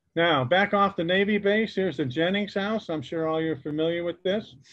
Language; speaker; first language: English; native; English